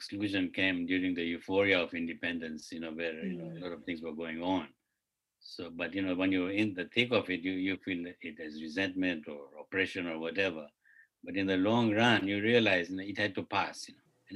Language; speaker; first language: English; non-native, local second language; Kachhi